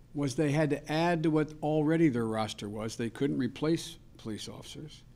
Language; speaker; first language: English; native; English